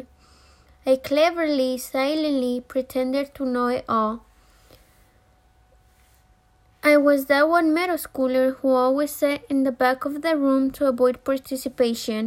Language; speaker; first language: English; early bilingual, other home language; Spanish